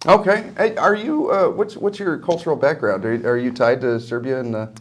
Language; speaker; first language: English; native; English